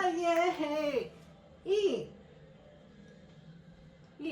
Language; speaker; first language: Japanese; non-native, learner; English